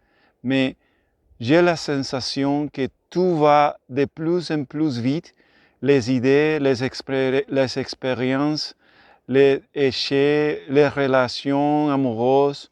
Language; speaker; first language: French; non-native, learner; Spanish